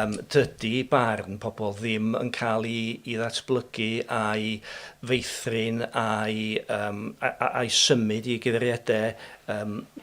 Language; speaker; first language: Welsh; native; Welsh